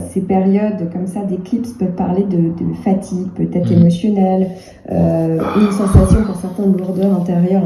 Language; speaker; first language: French; native; French